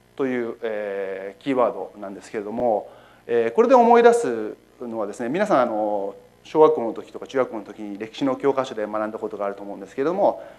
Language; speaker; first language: Japanese; native; Japanese